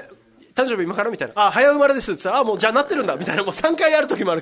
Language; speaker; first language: Japanese; native; Japanese